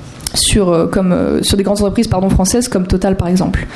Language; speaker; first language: French; native; French